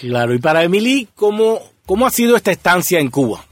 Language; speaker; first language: Spanish; native; Spanish